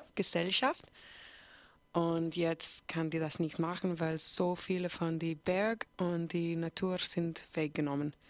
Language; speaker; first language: German; non-native, learner; English